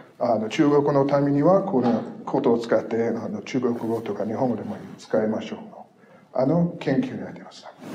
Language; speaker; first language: Japanese; non-native, fluent; English